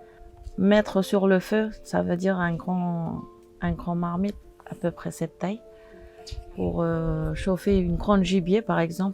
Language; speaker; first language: French; non-native, local second language; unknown